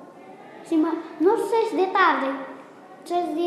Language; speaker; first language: Spanish; non-native, learner; Arabic